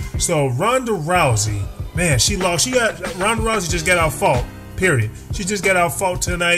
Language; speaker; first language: English; native; English